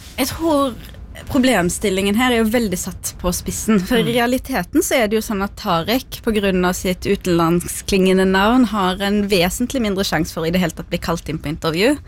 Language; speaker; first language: Norwegian; early bilingual, other home language; Arabic